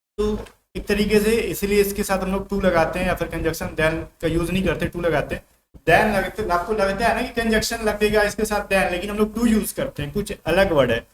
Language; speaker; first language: Hindi; native; Hindi